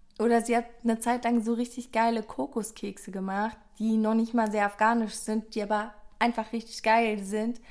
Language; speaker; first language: German; early bilingual, other home language; Persian